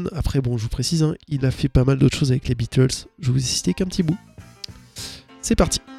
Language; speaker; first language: French; native; French